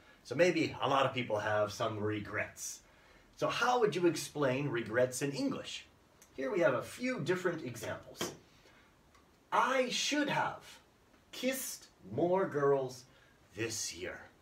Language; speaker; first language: English; native; English